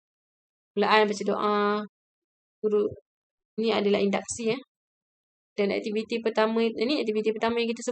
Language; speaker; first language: Malay; native; Malay